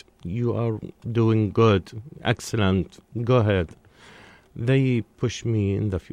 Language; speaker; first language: English; non-native, learner; Arabic